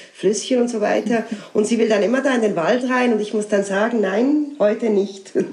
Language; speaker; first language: German; native; German